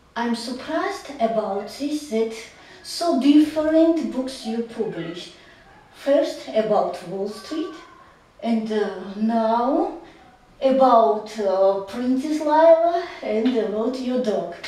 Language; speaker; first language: English; non-native, learner; Georgian